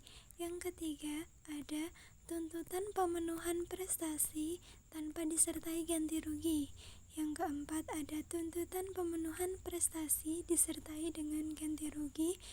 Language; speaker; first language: Indonesian; native; Indonesian